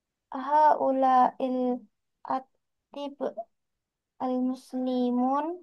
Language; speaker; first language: Arabic; non-native, learner; Indonesian